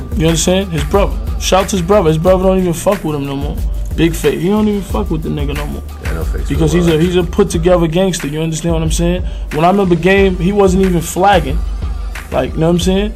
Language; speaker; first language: English; native; English